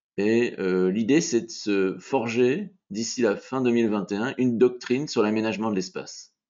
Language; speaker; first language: French; native; French